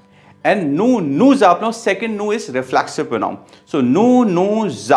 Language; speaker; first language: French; non-native, fluent; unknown